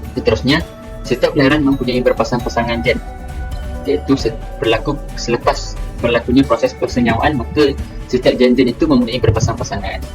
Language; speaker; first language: Malay; native; Malay